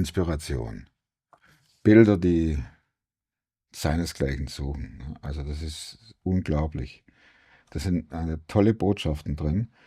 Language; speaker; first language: German; native; German